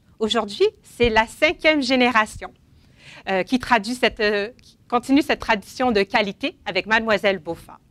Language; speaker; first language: French; native; French